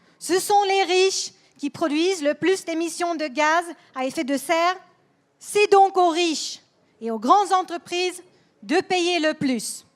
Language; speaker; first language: French; non-native, fluent; Swedish